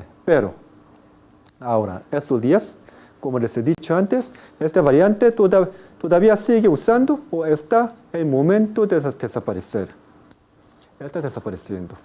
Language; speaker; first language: Spanish; non-native, fluent; Korean